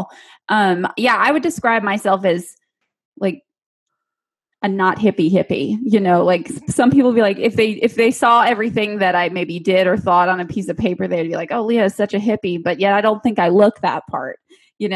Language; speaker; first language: English; native; English